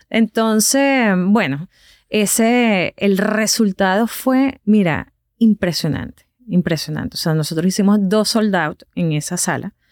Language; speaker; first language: Spanish; native; Spanish